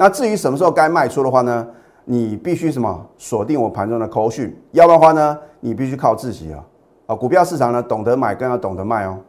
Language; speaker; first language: Chinese; native; Chinese